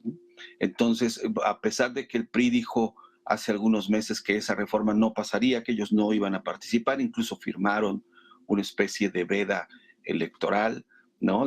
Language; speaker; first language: Spanish; native; Spanish